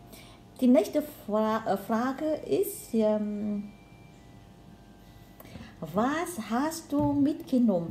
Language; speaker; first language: German; non-native, learner; Vietnamese